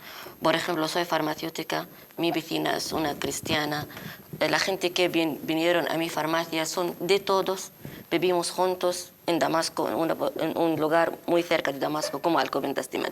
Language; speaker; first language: Spanish; non-native, learner; Arabic